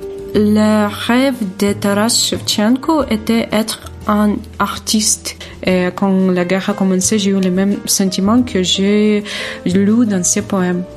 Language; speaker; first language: French; non-native, fluent; Ukrainian